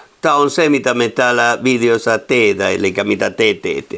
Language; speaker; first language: Finnish; non-native, fluent; Spanish